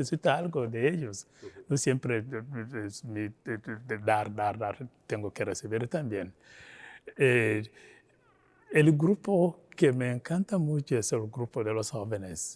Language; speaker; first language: Spanish; non-native, fluent; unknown